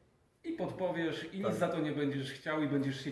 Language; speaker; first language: Polish; native; Polish